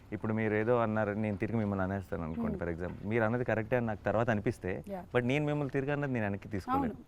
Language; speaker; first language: Telugu; native; Telugu